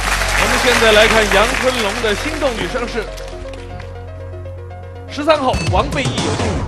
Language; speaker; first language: Chinese; native; Chinese